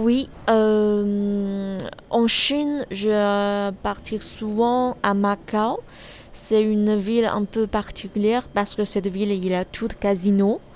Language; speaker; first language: French; non-native, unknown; Chinese